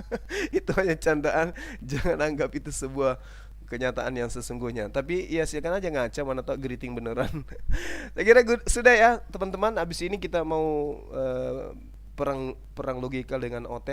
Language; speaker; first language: Indonesian; native; Indonesian